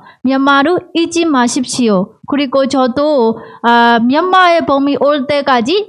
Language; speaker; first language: Korean; non-native, learner; Burmese